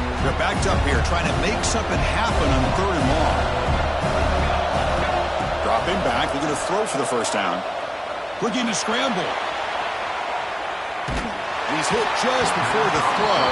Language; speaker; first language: English; native; English